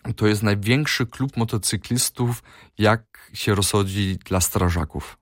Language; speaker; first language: Polish; early bilingual, heritage; Polish